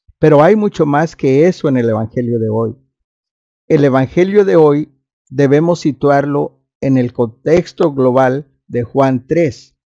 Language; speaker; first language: Spanish; non-native, fluent; English